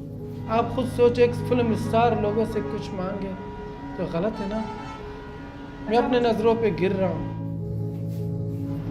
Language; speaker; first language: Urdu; non-native, local second language; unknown